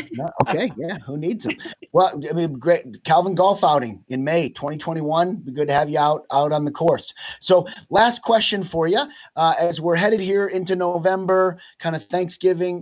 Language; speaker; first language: English; native; English